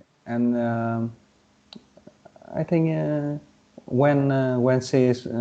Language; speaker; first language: English; non-native, learner; Vietnamese